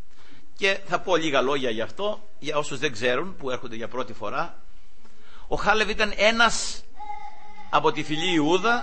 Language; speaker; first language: Greek; native; Greek